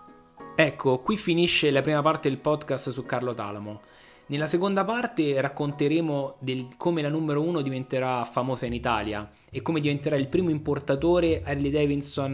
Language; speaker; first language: Italian; native; Italian